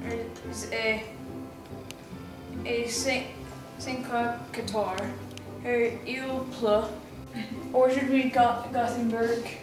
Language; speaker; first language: French; non-native, learner; English